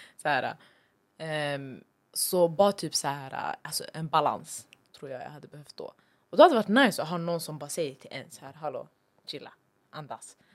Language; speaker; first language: Swedish; early bilingual, other home language; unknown